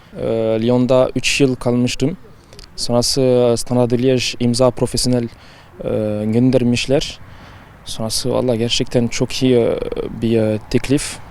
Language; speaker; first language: Turkish; early bilingual, heritage; Turkish